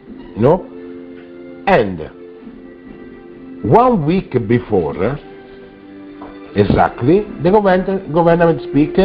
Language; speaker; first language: English; non-native, learner; Italian